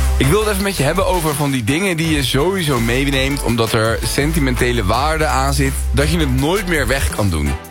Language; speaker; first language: Dutch; early bilingual, other home language; Spanish